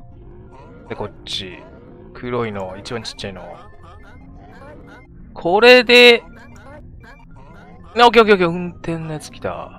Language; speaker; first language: Japanese; native; Japanese